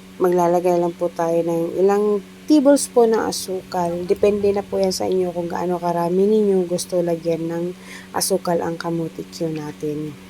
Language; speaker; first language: Filipino; non-native, local second language; Iloko